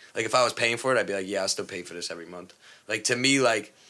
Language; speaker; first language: English; native; English